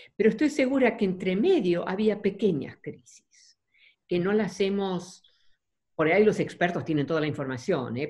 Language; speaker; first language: Spanish; non-native, fluent; Dutch